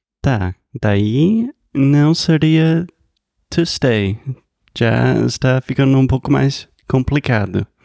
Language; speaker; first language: Portuguese; non-native, fluent; English